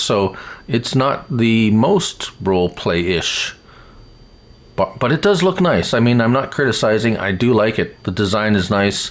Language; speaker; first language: English; native; English